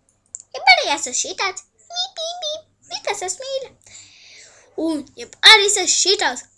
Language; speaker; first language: Latvian; early bilingual, heritage; Latvian